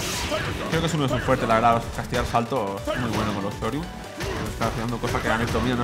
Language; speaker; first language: Spanish; native; Spanish